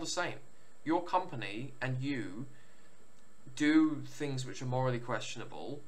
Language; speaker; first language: English; native; English